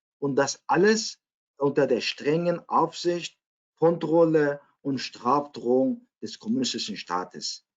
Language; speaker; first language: German; non-native, fluent; Uyghur